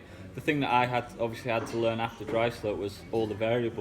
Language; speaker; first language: English; native; English